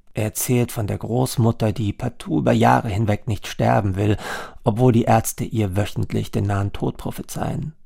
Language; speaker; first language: German; native; German